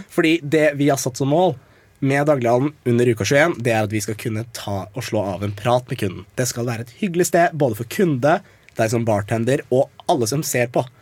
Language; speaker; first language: Norwegian; early bilingual, other home language; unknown